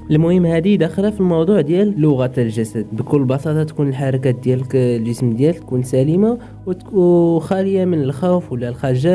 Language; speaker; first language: Arabic; native; Arabic